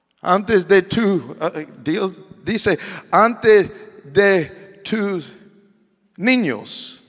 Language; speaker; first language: Spanish; non-native, learner; English